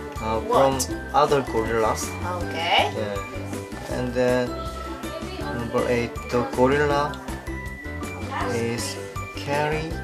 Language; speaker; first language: English; non-native, learner; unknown